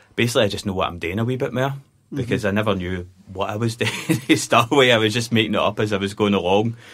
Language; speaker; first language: English; native; English